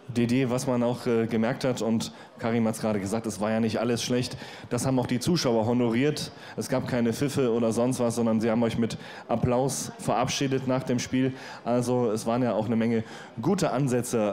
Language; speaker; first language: German; native; German